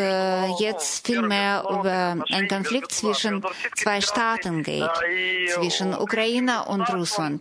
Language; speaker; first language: German; non-native, fluent; Russian